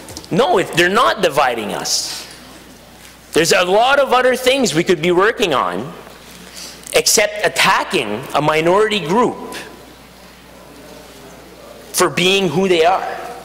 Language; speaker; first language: English; non-native, local second language; French